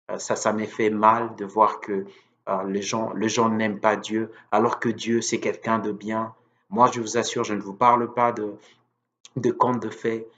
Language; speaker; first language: French; non-native, local second language; Lingala